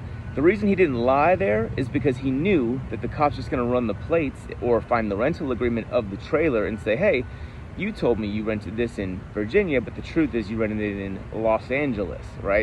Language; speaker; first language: English; native; English